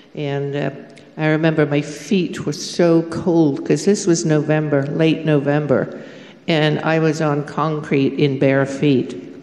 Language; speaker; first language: English; native; English